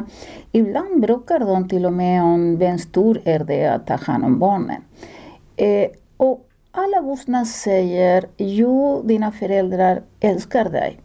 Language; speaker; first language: Swedish; non-native, fluent; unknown